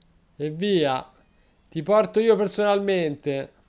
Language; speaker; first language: Italian; native; Italian